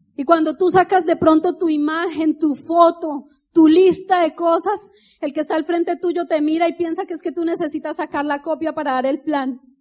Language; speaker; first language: Spanish; native; Spanish